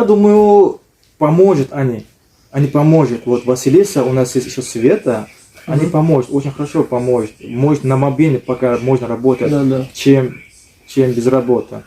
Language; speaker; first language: Russian; non-native, learner; Uzbek